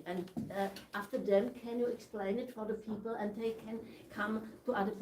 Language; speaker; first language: English; non-native, learner; Czech